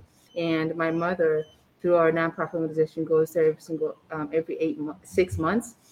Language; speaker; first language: English; early bilingual, other home language; Arabic